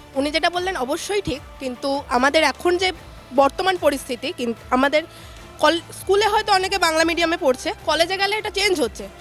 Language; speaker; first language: Bangla; native; Bangla